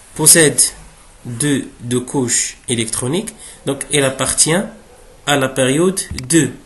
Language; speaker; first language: French; non-native, local second language; Arabic